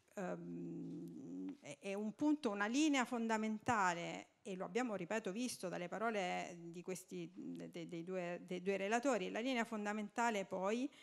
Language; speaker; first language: Italian; native; Italian